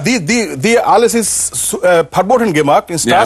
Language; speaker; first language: German; non-native, learner; Bangla